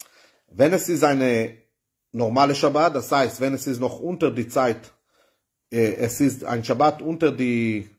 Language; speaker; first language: German; non-native, fluent; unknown